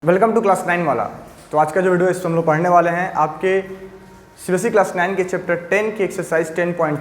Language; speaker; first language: Hindi; native; Hindi